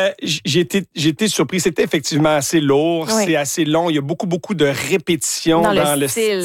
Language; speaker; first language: French; native; French